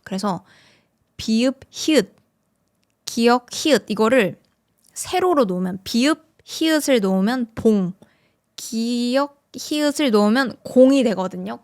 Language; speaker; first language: Korean; native; Korean